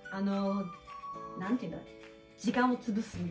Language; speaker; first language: Japanese; non-native, fluent; English